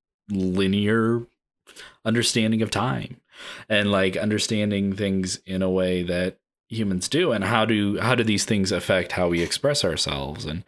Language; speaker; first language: English; native; English